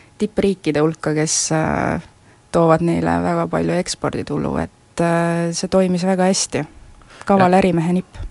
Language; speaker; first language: Estonian; native; Estonian